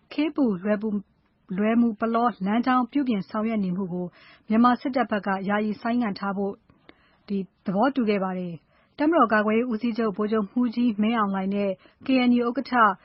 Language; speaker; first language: Burmese; native; Burmese